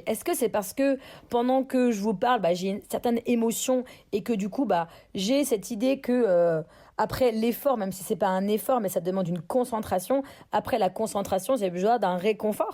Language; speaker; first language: French; native; French